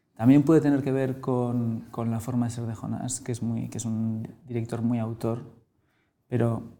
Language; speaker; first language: Spanish; native; Spanish